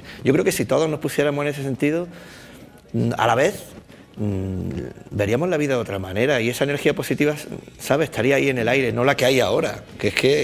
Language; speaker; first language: Spanish; native; Spanish